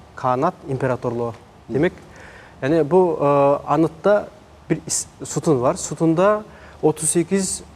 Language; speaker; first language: Turkish; non-native, fluent; Mongolian